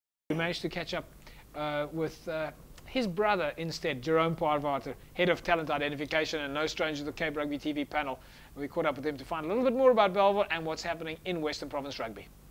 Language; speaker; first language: English; non-native, local second language; Afrikaans